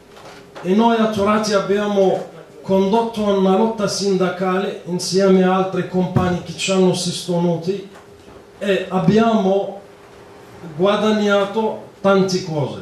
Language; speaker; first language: Italian; non-native, fluent; Arabic